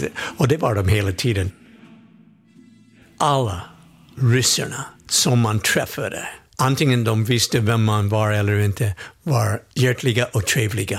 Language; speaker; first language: Swedish; non-native, fluent; English